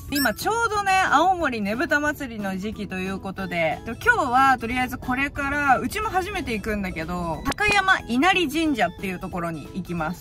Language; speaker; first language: Japanese; native; Japanese